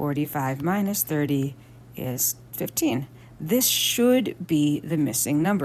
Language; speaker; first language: English; native; English